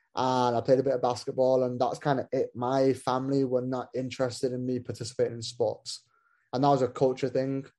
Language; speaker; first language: English; native; English